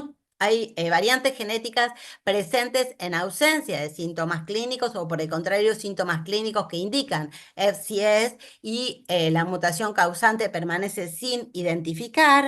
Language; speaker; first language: Spanish; native; Spanish